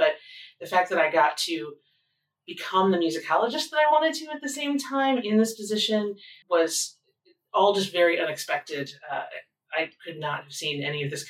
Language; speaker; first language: English; native; English